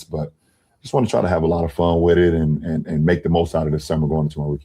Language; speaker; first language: English; native; English